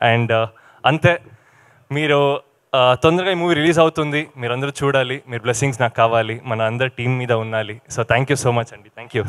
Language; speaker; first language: Telugu; non-native, learner; Kannada